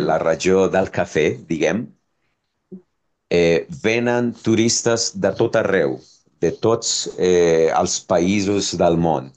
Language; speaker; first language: Catalan; non-native, fluent; Spanish